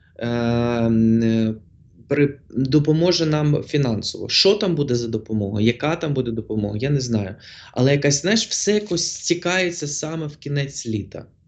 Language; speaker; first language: Ukrainian; non-native, local second language; Russian